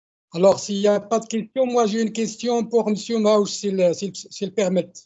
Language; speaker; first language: French; non-native, local second language; Arabic